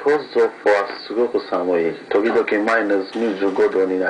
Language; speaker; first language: Japanese; non-native, learner; Kurdish